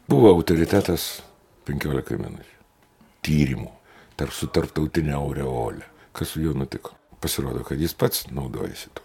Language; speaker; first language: Lithuanian; native; Lithuanian